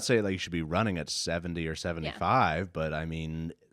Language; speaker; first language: English; native; English